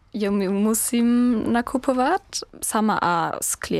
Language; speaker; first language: Czech; non-native, learner; German